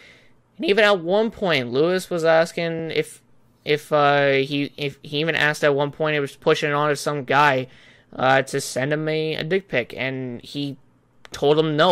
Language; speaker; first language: English; native; English